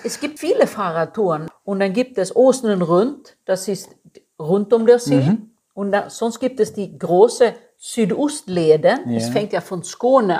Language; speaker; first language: German; non-native, fluent; Swedish